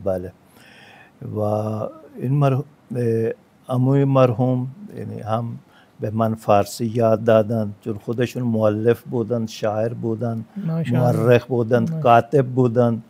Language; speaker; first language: Persian; non-native, fluent; Punjabi